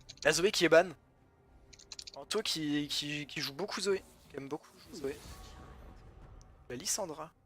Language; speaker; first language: French; native; French